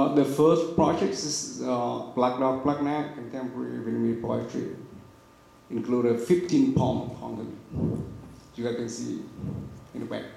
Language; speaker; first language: English; non-native, learner; Vietnamese